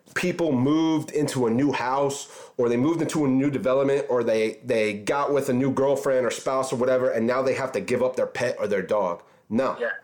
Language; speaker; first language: English; native; English